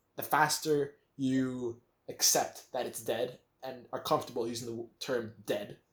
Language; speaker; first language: English; native; English